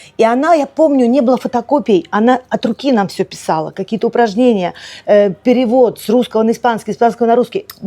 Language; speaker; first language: Russian; native; Russian